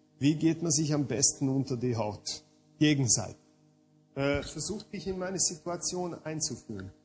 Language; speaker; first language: German; non-native, fluent; Hungarian